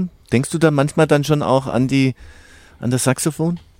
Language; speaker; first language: German; native; German